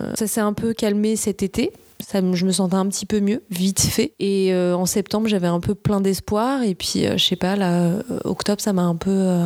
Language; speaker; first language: French; native; French